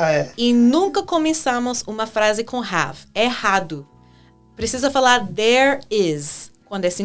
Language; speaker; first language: Portuguese; non-native, fluent; English